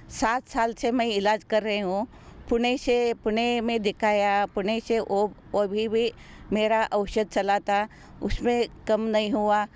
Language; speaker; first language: Hindi; non-native, local second language; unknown